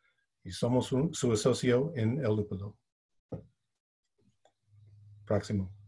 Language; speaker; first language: Spanish; non-native, fluent; English